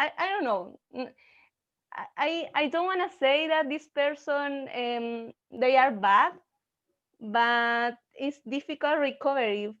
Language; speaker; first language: English; non-native, learner; Spanish